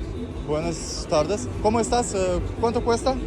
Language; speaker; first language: Spanish; non-native, learner; Russian